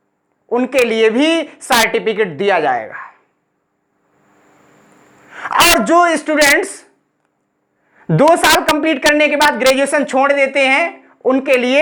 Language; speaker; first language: Hindi; native; Hindi